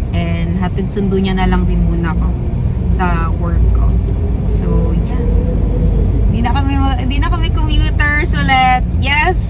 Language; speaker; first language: Filipino; native; Filipino